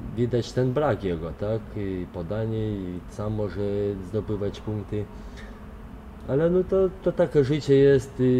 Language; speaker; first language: Polish; non-native, fluent; Lithuanian